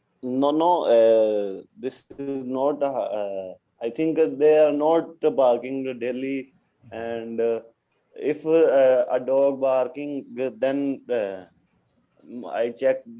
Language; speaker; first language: English; non-native, learner; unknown